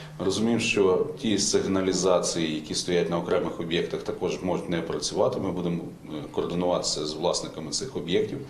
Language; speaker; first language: Ukrainian; native; Ukrainian